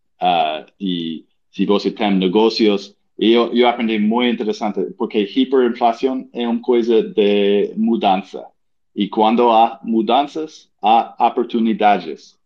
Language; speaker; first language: Portuguese; non-native, learner; English